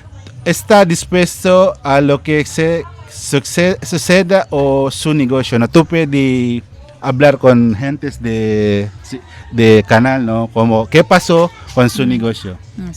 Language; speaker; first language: Spanish; non-native, learner; Filipino